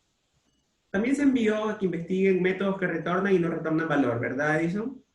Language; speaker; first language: Spanish; native; Spanish